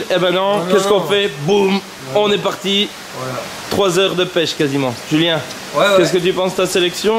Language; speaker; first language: French; native; French